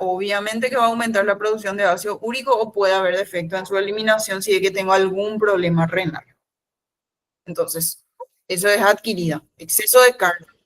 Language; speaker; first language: Spanish; native; Spanish